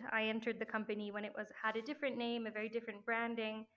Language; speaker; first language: English; non-native, fluent; French